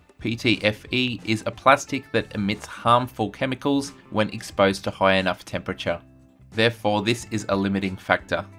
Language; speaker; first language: English; native; English